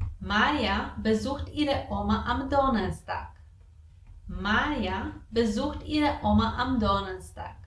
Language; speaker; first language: German; non-native, fluent; Polish